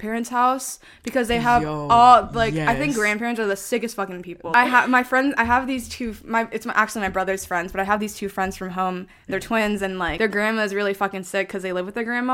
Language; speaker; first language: English; early bilingual, other home language; Spanish